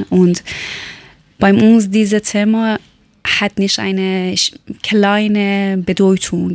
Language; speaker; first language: German; non-native, learner; Persian